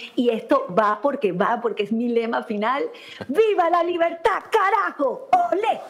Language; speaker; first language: Spanish; native; Spanish